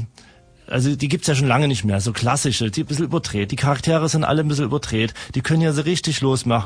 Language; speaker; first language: German; native; German